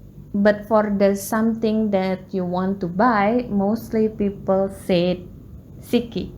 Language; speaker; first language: English; non-native, learner; Balinese